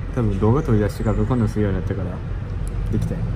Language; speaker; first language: Japanese; native; Japanese